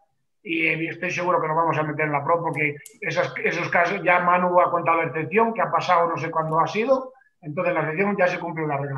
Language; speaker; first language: Spanish; native; Spanish